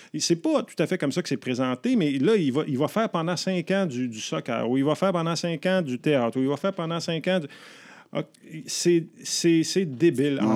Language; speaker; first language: French; native; French